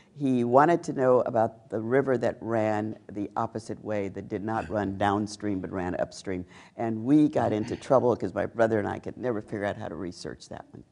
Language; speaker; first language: English; native; English